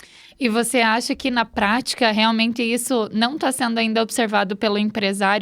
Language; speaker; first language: Portuguese; native; Portuguese